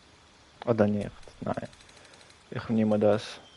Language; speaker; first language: German; non-native, learner; Russian